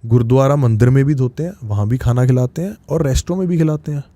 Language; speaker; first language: Hindi; non-native, local second language; Punjabi